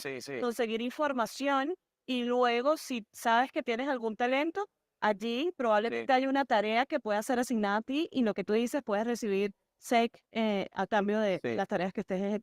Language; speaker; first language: Spanish; native; Spanish